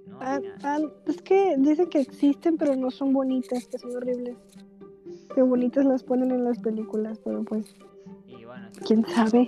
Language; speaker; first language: Spanish; native; Spanish